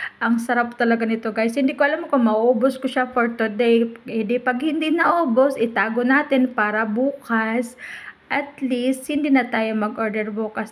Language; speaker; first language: Filipino; native; Filipino